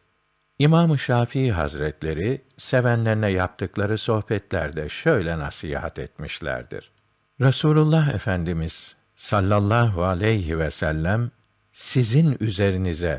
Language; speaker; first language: Turkish; native; Turkish